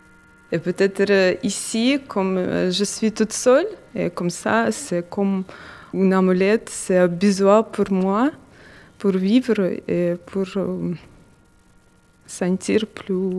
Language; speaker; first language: French; non-native, learner; Russian